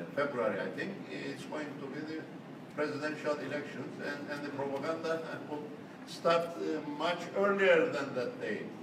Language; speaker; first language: English; non-native, fluent; Turkish